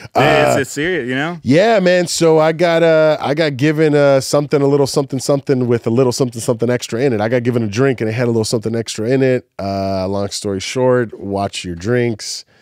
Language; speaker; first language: English; native; English